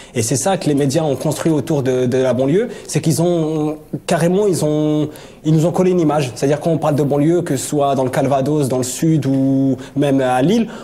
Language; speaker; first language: French; native; French